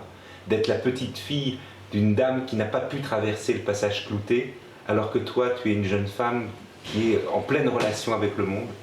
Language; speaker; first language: French; native; French